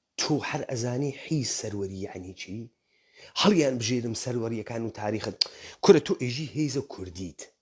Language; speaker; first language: Central Kurdish; native; Central Kurdish